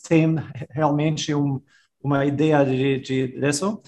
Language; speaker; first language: Portuguese; non-native, fluent; German